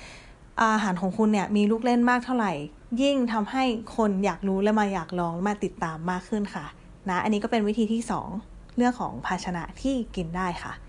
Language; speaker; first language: Thai; native; Thai